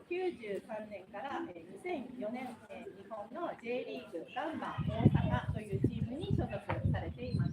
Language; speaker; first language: Japanese; native; Japanese